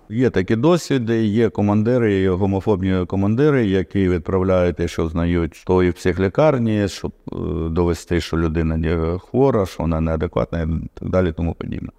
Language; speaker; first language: Ukrainian; non-native, local second language; Russian